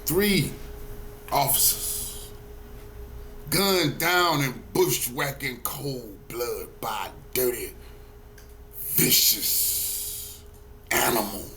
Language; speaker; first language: English; native; English